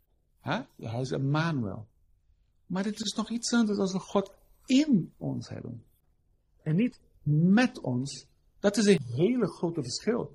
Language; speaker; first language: Dutch; non-native, fluent; Portuguese